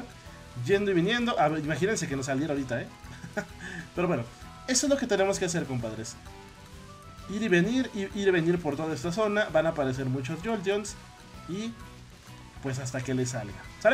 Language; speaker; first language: Spanish; native; Spanish